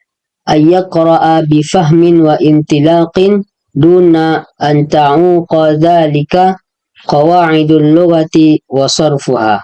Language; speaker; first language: Arabic; non-native, learner; Indonesian